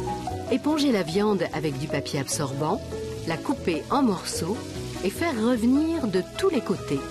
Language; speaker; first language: French; native; French